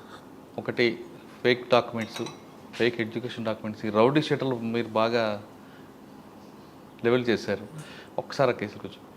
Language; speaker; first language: Telugu; native; Telugu